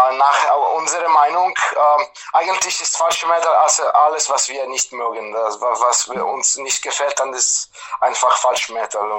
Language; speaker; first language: German; non-native, fluent; Italian